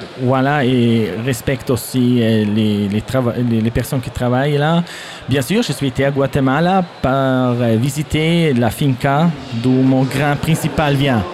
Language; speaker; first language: French; non-native, fluent; German